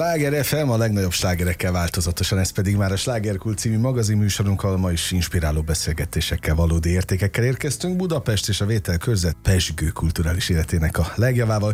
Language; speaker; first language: Hungarian; native; Hungarian